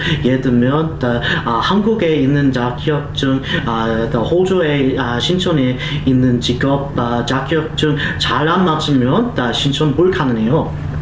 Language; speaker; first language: Korean; non-native, learner; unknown